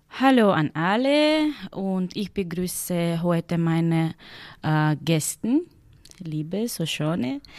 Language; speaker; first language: German; non-native, learner; Ukrainian